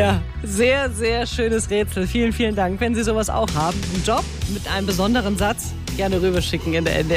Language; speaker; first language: German; native; German